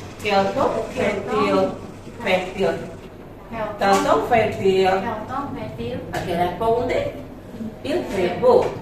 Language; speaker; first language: French; non-native, fluent; Indonesian